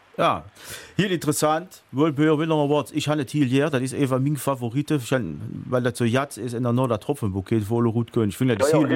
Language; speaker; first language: German; native; German